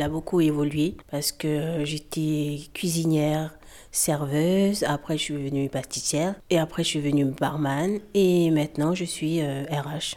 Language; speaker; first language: French; native; French